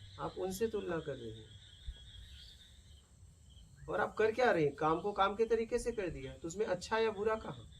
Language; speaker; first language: Hindi; native; Hindi